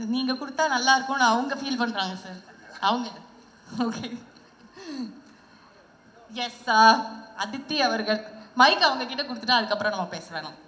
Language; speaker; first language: Tamil; native; Tamil